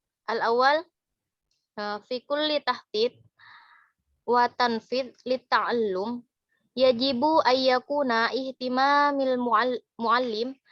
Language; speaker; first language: Arabic; non-native, learner; Indonesian